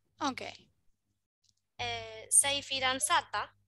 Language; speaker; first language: Italian; non-native, learner; Spanish